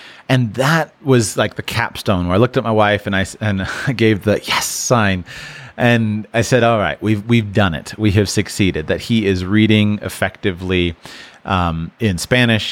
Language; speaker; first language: English; native; English